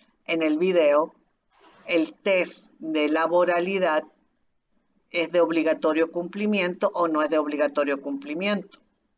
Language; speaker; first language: Spanish; native; Spanish